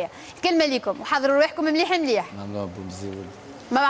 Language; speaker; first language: Arabic; native; Arabic